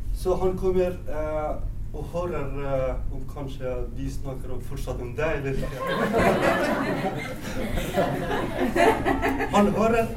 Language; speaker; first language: Norwegian; non-native, fluent; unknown